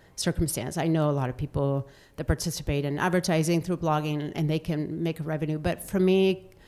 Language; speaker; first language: English; non-native, fluent; Spanish